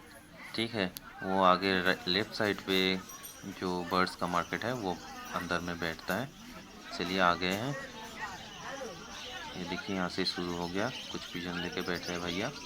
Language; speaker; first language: Hindi; non-native, local second language; Bangla